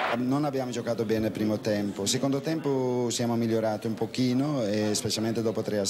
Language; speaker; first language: Italian; non-native, fluent; Swedish